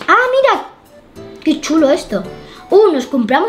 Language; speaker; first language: Spanish; native; Spanish